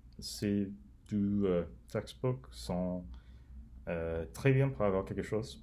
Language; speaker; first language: French; non-native, learner; English